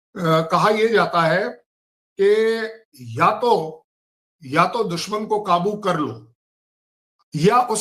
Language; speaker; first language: Hindi; native; Hindi